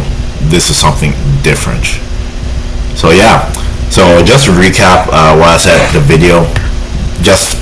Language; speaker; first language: English; native; English